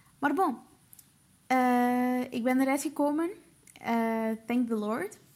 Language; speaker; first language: Dutch; early bilingual, other home language; Portuguese